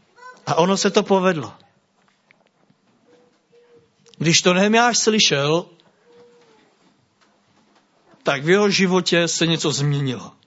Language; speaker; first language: Czech; native; Czech